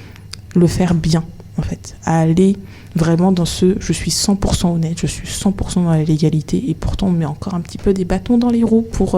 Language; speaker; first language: French; native; French